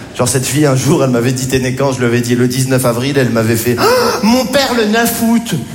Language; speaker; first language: French; native; French